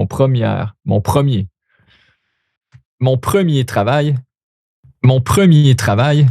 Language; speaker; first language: French; native; French